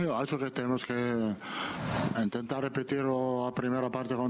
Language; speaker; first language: Portuguese; non-native, learner; Italian